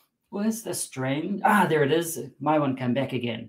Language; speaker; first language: English; native; English